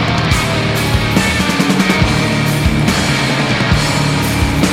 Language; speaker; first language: English; native; English